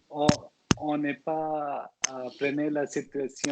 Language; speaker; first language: French; non-native, learner; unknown